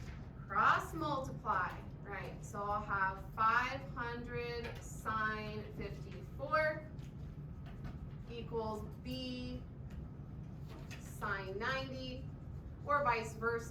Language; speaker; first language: English; native; English